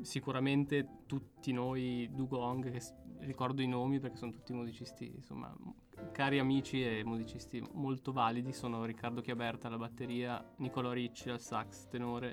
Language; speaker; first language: Italian; native; Italian